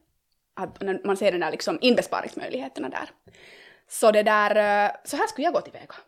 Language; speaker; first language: Swedish; native; Swedish